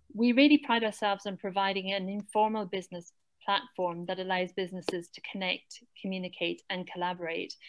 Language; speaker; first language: English; native; English